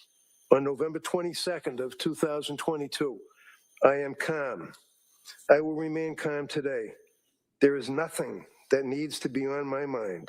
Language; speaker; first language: English; native; English